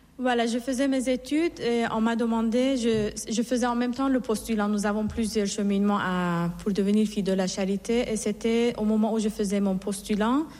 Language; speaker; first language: French; non-native, fluent; Persian